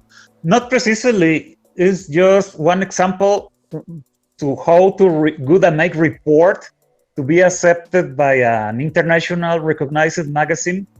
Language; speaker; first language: English; non-native, fluent; Spanish